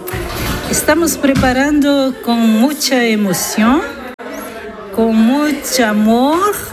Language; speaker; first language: Spanish; non-native, fluent; Italian